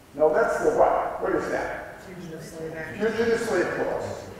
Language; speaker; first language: English; native; English